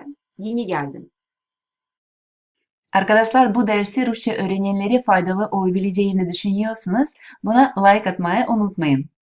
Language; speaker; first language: Turkish; non-native, fluent; Russian